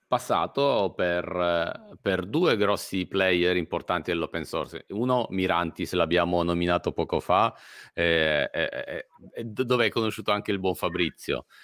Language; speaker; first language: Italian; native; Italian